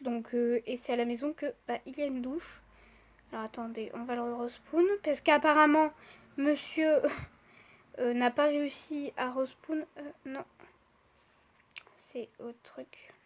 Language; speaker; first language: French; native; French